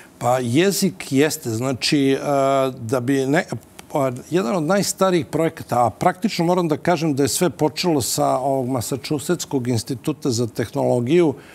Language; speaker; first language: Bosnian; native; Bosnian